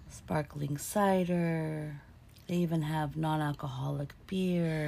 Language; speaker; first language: English; early bilingual, other home language; Portuguese